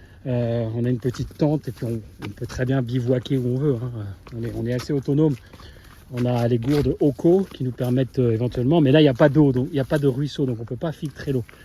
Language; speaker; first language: French; native; French